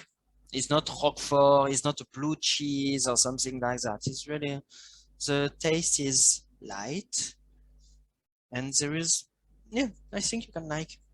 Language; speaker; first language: English; non-native, learner; French